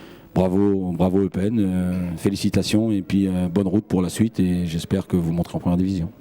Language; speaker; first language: French; native; French